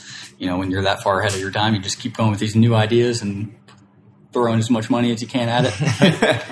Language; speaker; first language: English; native; English